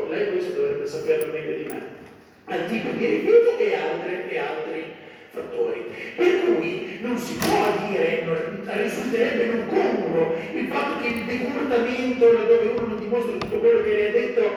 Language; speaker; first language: Italian; native; Italian